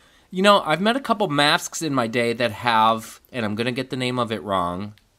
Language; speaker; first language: English; native; English